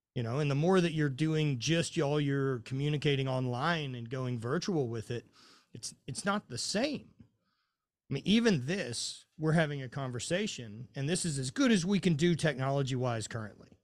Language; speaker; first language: English; native; English